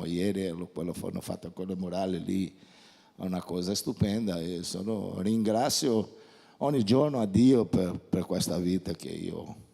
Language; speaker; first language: Italian; non-native, fluent; Portuguese